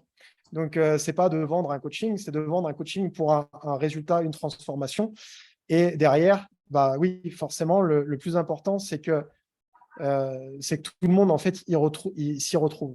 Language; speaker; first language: French; native; French